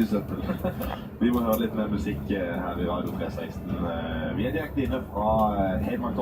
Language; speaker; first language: Norwegian; native; Norwegian